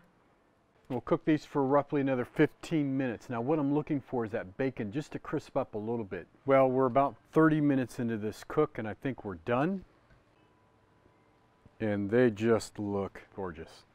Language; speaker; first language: English; native; English